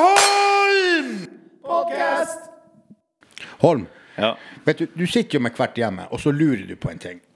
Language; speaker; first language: Norwegian; native; Norwegian